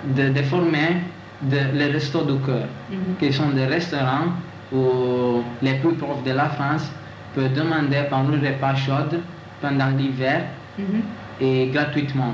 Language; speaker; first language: French; non-native, learner; Italian